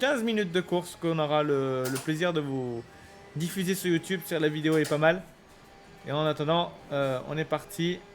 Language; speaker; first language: French; native; French